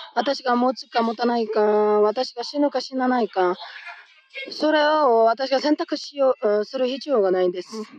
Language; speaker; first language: Japanese; non-native, fluent; Korean